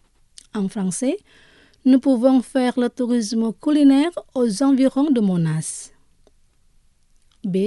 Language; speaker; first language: French; non-native, fluent; Indonesian